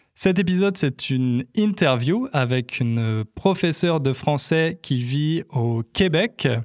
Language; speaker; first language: French; native; French